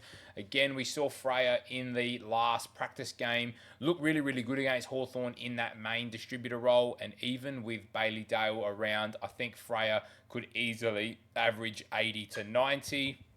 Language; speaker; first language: English; native; English